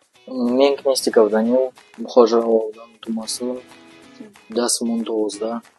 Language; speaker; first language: Kazakh; non-native, local second language; Russian